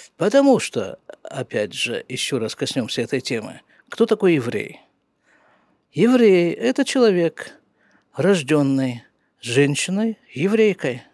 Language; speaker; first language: Russian; native; Russian